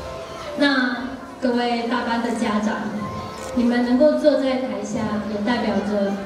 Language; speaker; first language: Chinese; native; Chinese